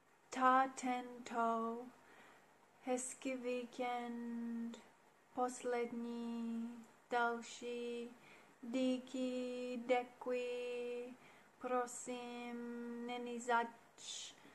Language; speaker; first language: Czech; non-native, learner; English